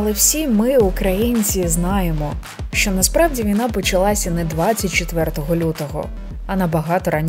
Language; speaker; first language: Ukrainian; non-native, local second language; Russian